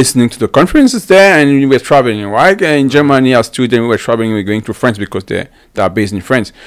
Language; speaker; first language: English; non-native, local second language; French